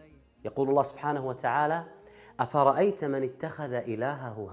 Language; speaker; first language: Arabic; native; Arabic